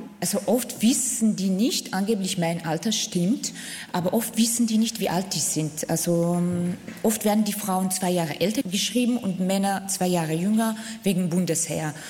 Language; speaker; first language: German; non-native, fluent; Central Kurdish